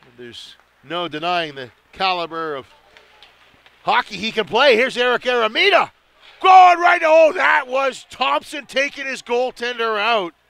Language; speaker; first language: English; native; English